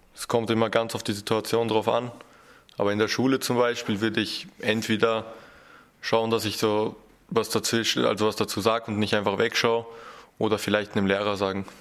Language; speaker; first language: German; early bilingual, other home language; Albanian